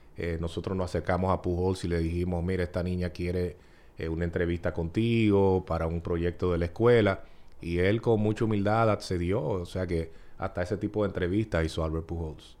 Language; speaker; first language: Spanish; native; Spanish